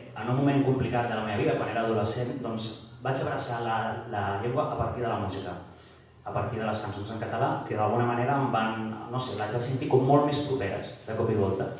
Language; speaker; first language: Catalan; non-native, local second language; Spanish